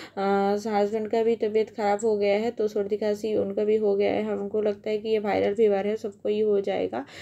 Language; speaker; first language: Hindi; non-native, local second language; Bangla